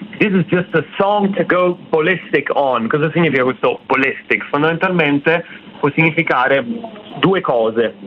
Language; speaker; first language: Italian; native; Italian